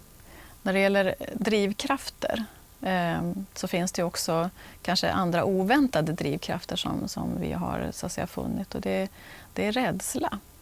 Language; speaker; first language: Swedish; native; Swedish